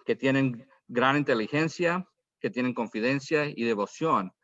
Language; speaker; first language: Spanish; early bilingual, heritage; Spanish